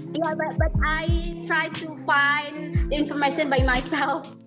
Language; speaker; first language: English; non-native, learner; Indonesian